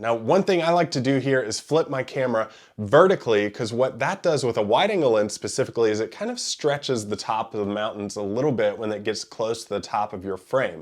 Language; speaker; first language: English; native; English